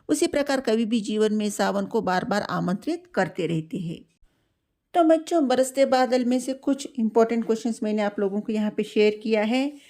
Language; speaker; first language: Hindi; non-native, local second language; Telugu